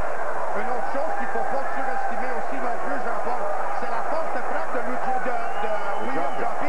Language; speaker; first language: French; native; French